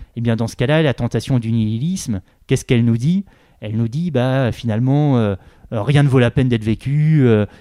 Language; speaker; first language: French; native; French